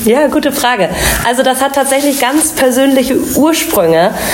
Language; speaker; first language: German; native; German